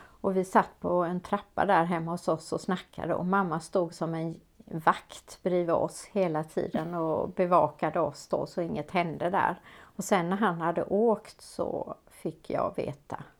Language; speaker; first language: Swedish; native; Swedish